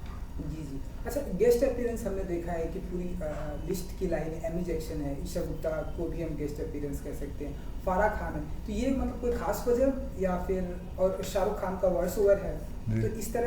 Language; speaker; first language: Hindi; native; Hindi